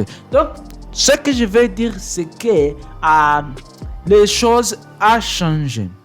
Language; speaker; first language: French; non-native, learner; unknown